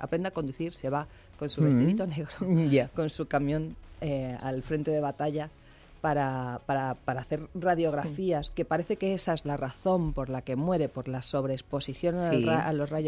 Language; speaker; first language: Spanish; native; Spanish